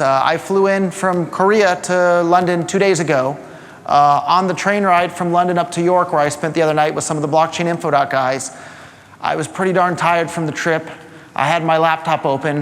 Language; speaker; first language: English; native; English